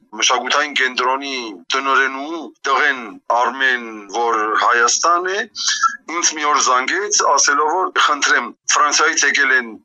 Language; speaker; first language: Armenian; early bilingual, heritage; Armenian